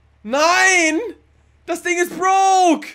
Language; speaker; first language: German; native; German